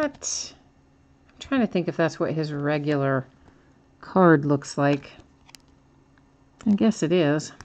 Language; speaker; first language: English; native; English